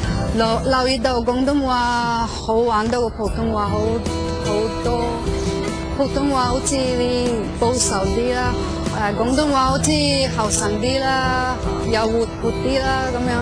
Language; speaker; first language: Cantonese; non-native, fluent; Norwegian